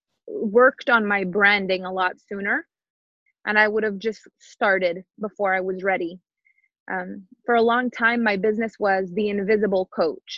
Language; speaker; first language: English; non-native, fluent; French